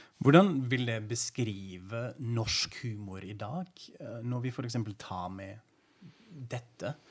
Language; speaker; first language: Norwegian; non-native, fluent; German